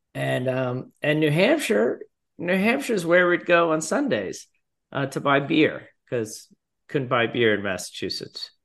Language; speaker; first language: English; native; English